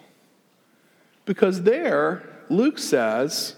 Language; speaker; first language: English; native; English